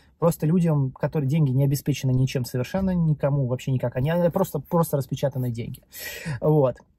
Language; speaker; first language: Russian; native; Russian